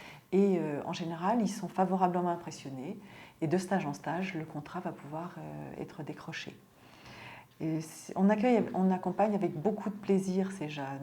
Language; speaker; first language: French; native; French